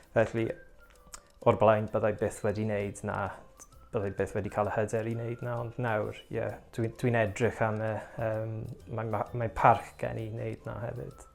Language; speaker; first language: Welsh; non-native, local second language; English